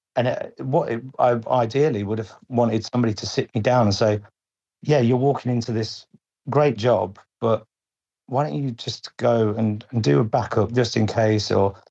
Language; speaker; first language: English; native; English